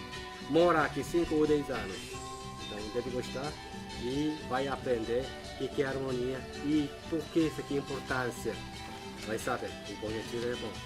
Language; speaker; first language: Portuguese; non-native, learner; Korean